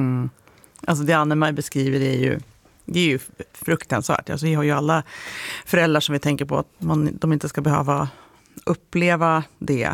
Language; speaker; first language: Swedish; native; Swedish